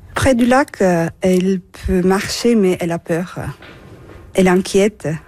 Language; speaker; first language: French; non-native, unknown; Turkish